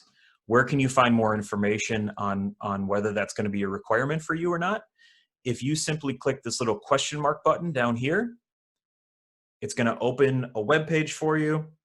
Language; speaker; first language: English; native; English